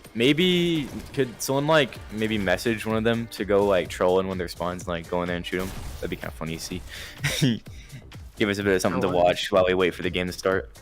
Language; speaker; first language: English; native; English